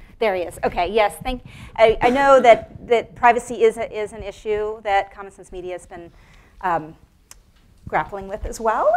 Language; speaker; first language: English; native; English